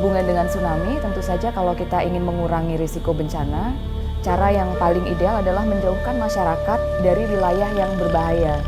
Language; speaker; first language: Indonesian; native; Indonesian